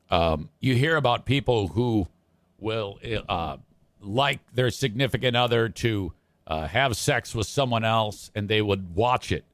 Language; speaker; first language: English; native; English